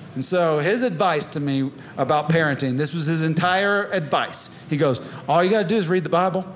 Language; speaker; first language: English; native; English